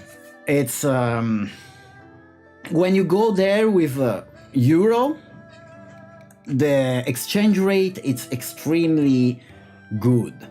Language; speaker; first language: English; non-native, fluent; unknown